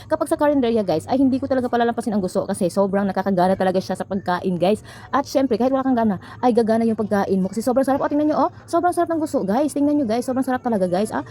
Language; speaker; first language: Filipino; non-native, local second language; Cebuano